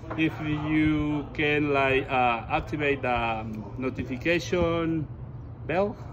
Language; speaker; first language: English; non-native, learner; Spanish